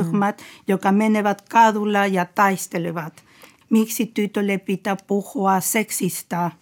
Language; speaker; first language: Finnish; non-native, fluent; Spanish